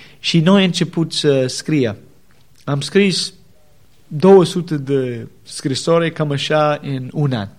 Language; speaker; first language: Romanian; non-native, learner; English